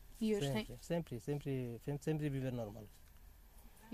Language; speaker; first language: Portuguese; non-native, learner; Bangla